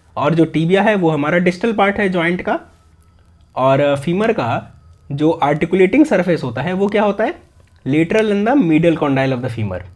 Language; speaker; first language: Hindi; native; Hindi